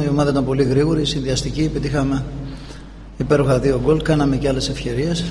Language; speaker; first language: Greek; native; Greek